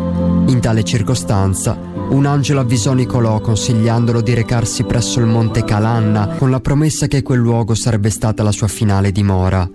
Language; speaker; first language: Italian; native; Italian